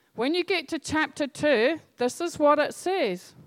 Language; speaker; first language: English; native; English